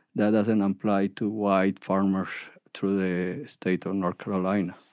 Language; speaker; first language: English; non-native, fluent; Spanish